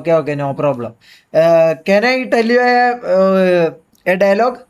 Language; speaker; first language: English; non-native, learner; Malayalam